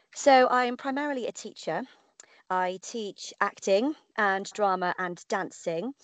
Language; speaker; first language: English; native; English